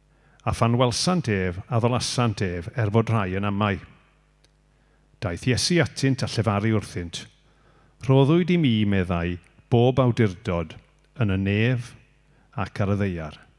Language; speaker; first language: Welsh; native; Welsh